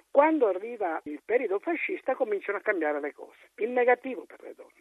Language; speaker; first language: Italian; native; Italian